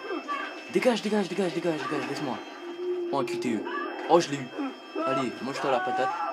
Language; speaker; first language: French; native; French